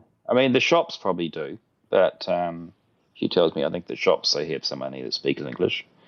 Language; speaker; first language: English; native; English